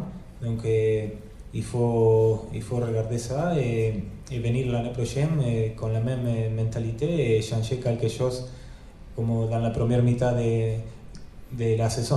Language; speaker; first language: French; non-native, learner; Spanish